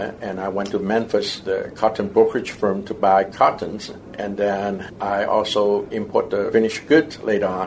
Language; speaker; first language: English; non-native, local second language; Cantonese